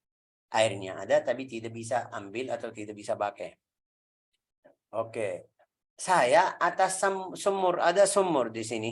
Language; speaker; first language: Indonesian; non-native, fluent; Arabic